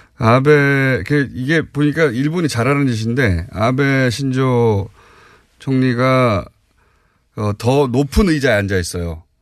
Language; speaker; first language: Korean; native; Korean